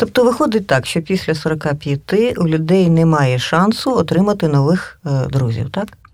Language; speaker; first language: Ukrainian; native; Ukrainian